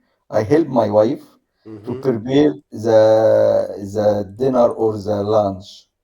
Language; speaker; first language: English; non-native, learner; Arabic